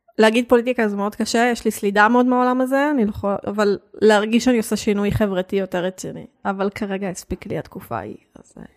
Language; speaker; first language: Hebrew; native; Hebrew